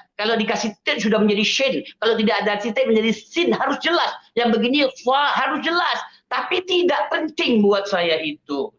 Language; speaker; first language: Indonesian; native; Indonesian